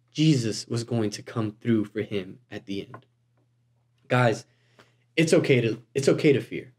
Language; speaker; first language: English; native; English